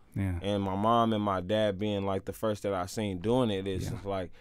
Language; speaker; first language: English; native; English